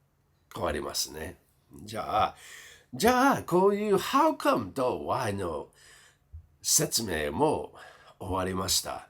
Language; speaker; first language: Japanese; non-native, fluent; English